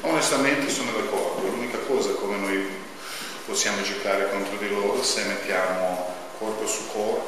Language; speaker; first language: Italian; non-native, fluent; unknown